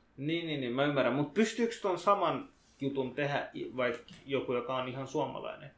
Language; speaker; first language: Finnish; early bilingual, other home language; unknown